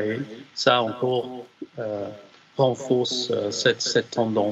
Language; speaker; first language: French; non-native, fluent; English